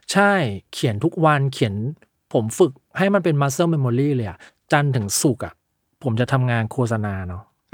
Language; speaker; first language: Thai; early bilingual, other home language; Chinese